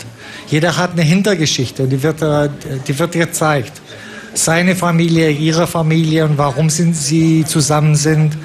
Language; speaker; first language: German; non-native, fluent; Romanian